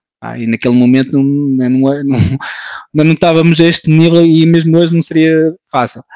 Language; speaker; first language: Portuguese; early bilingual, heritage; Portuguese